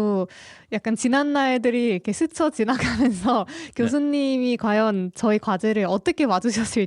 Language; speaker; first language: Korean; native; Korean